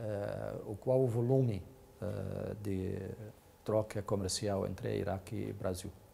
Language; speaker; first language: Portuguese; non-native, fluent; Arabic